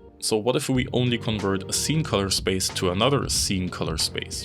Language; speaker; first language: English; non-native, fluent; German